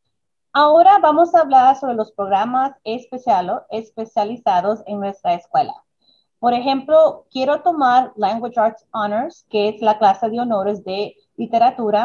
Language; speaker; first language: Spanish; early bilingual, other home language; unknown